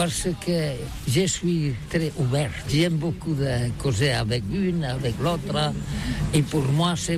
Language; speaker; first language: French; non-native, learner; Catalan